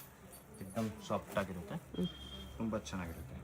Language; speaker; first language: Kannada; non-native, local second language; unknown